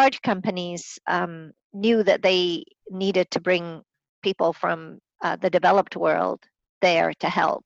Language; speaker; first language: English; native; English